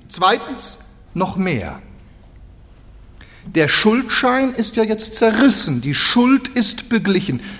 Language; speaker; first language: German; native; German